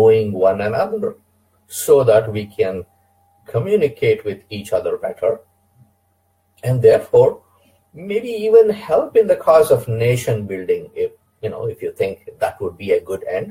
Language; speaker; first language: English; non-native, local second language; Kannada